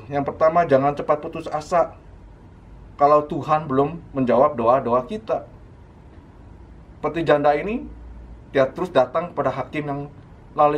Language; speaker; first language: Indonesian; native; Indonesian